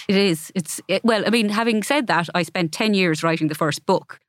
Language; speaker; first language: English; native; English